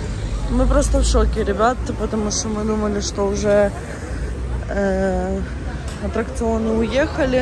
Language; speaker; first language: Russian; non-native, local second language; Ukrainian